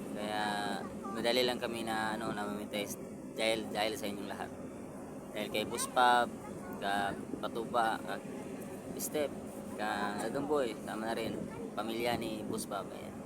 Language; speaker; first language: Filipino; non-native, local second language; Cebuano